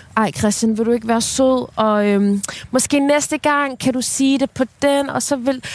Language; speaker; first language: Danish; early bilingual, other home language; Ukrainian